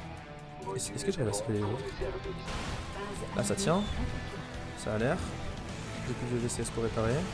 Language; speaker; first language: French; native; French